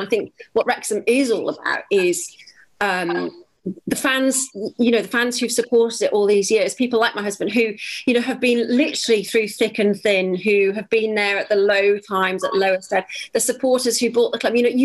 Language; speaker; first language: English; native; English